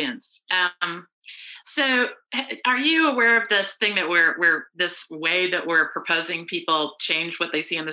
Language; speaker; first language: English; native; English